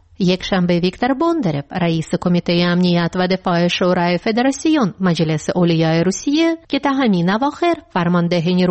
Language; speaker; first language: Persian; native; Persian